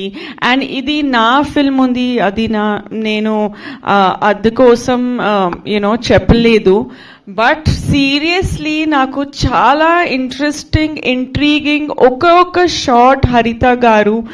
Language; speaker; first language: Telugu; non-native, local second language; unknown